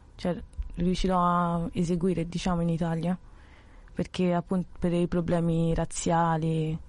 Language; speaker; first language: Italian; early bilingual, other home language; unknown